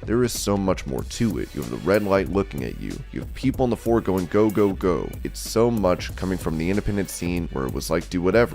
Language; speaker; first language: English; native; English